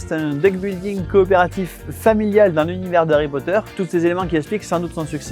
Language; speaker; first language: French; native; French